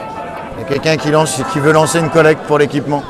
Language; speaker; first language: French; native; French